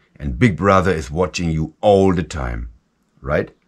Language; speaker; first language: English; non-native, fluent; German